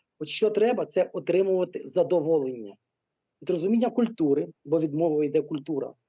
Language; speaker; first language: Ukrainian; non-native, local second language; Russian